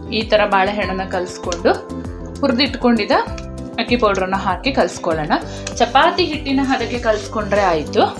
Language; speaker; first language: Kannada; non-native, local second language; Kodava